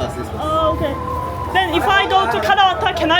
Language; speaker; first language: English; non-native, learner; Korean